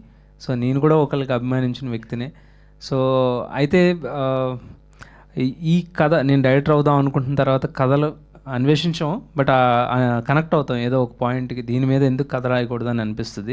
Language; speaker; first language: Telugu; native; Telugu